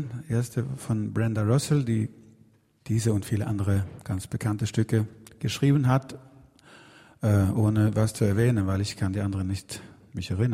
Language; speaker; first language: German; non-native, learner; Swedish